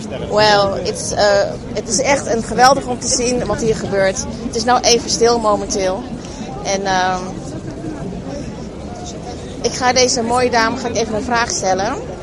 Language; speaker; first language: Dutch; native; Dutch